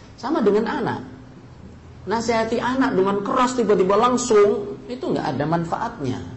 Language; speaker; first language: Indonesian; native; Indonesian